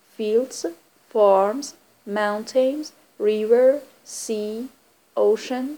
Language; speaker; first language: English; non-native, fluent; Persian